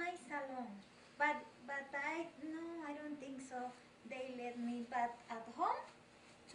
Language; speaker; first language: English; non-native, learner; Spanish